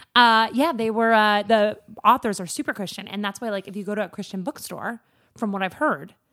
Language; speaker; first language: English; native; English